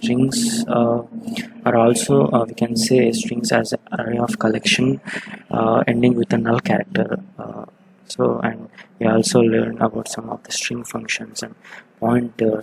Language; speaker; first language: English; non-native, local second language; Telugu